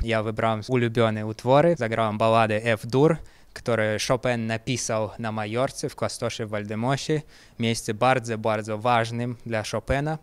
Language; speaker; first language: Polish; non-native, fluent; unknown